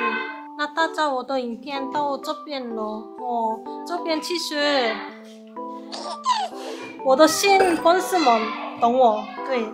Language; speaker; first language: Chinese; non-native, fluent; Korean